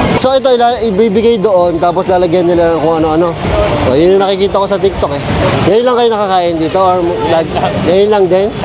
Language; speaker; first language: Filipino; native; Filipino